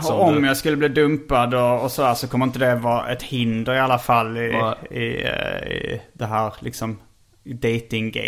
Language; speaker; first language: Swedish; native; Swedish